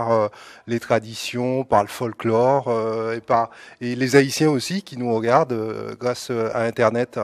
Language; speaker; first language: French; native; French